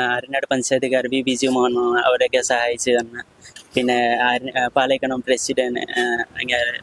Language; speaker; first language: Malayalam; non-native, local second language; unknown